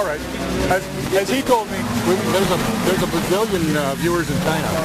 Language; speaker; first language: English; native; English